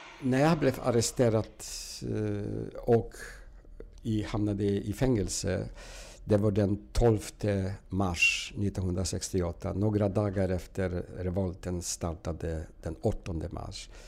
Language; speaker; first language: Swedish; non-native, fluent; Polish